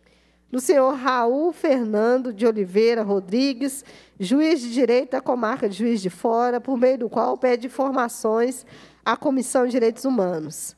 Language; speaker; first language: Portuguese; native; Portuguese